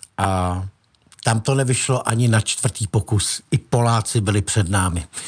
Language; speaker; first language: Czech; native; Czech